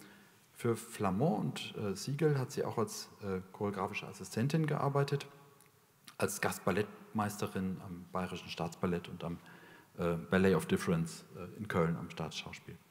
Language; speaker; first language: German; native; German